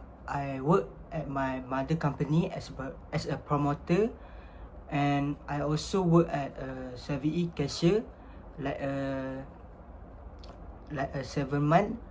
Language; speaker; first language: English; non-native, learner; Malay